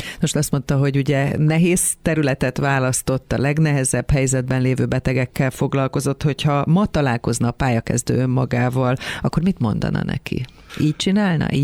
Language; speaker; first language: Hungarian; native; Hungarian